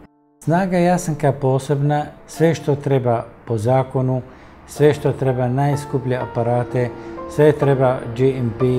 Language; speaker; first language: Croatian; non-native, fluent; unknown